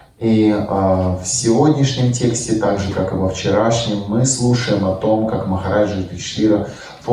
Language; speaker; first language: Russian; native; Russian